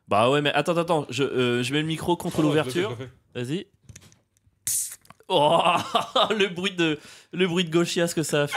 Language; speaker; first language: French; native; French